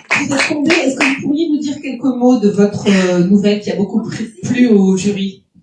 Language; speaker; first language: French; native; French